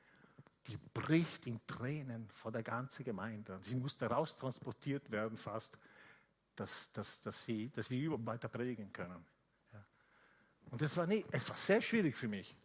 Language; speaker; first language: German; non-native, fluent; Italian